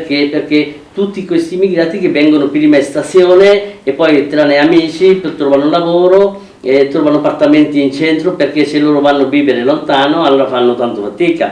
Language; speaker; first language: Italian; non-native, fluent; Bangla